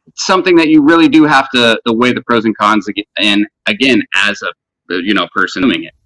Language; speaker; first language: English; native; English